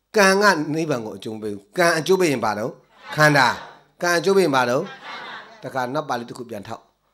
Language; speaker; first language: Burmese; native; Burmese